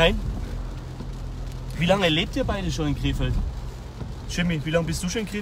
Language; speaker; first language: German; native; German